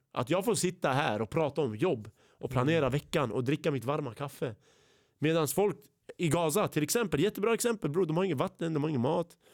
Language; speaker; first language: Swedish; early bilingual, other home language; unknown